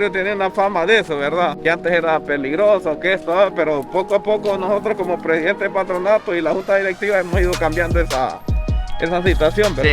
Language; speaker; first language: Spanish; native; Spanish